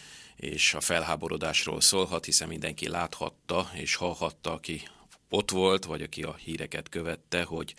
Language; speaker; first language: Hungarian; native; Hungarian